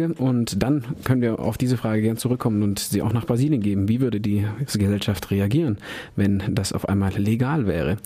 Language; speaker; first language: German; native; German